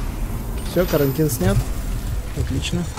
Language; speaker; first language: Russian; native; Russian